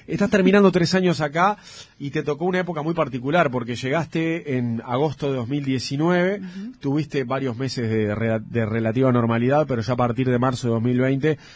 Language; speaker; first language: Spanish; native; Spanish